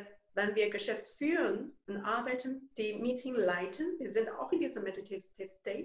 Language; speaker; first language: German; non-native, learner; Chinese